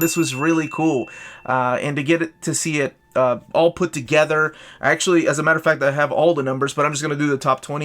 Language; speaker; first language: English; native; English